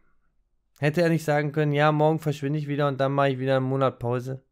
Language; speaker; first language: German; native; German